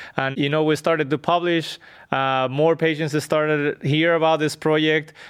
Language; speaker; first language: English; non-native, fluent; Spanish